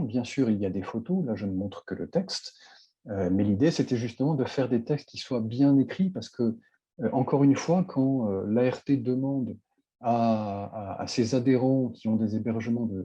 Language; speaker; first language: French; native; French